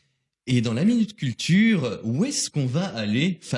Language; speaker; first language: French; native; French